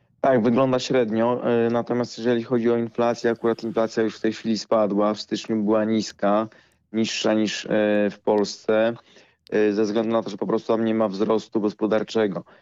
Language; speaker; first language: Polish; native; Polish